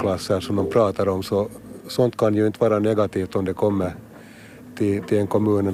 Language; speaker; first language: Swedish; native; Swedish